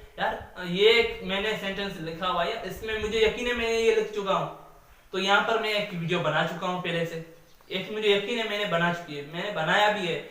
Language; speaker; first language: Urdu; native; Urdu